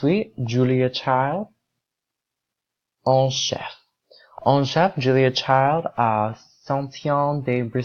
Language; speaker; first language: French; non-native, learner; English